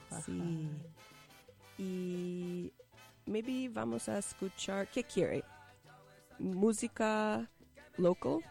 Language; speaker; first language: Spanish; non-native, learner; English